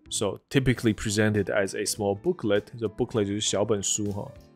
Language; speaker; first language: English; non-native, fluent; Chinese